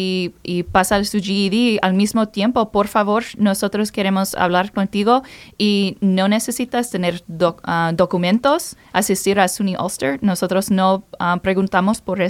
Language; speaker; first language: Spanish; non-native, learner; English